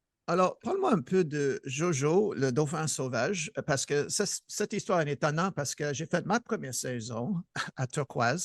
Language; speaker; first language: French; non-native, fluent; English